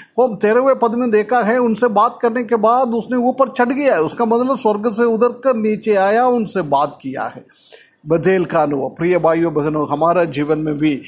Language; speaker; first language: Hindi; non-native, local second language; Malayalam